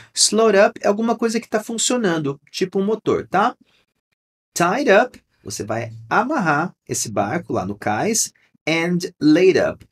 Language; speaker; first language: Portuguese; native; Portuguese